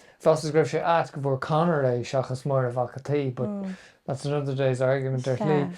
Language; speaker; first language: Irish; native; Irish